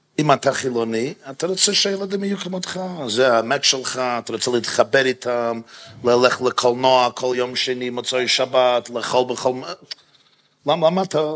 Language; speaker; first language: Hebrew; non-native, fluent; English